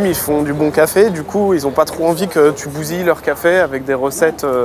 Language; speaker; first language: French; native; French